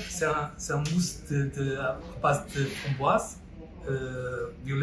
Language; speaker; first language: French; non-native, fluent; Portuguese